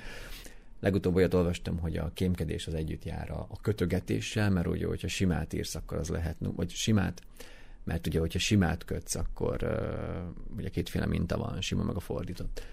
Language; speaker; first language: Hungarian; native; Hungarian